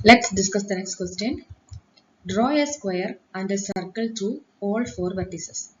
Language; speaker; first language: English; non-native, local second language; Malayalam